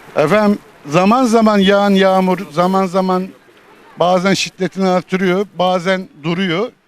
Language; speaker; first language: Turkish; native; Turkish